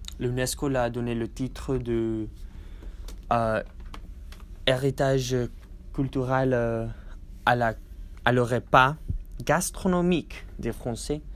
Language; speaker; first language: French; non-native, learner; English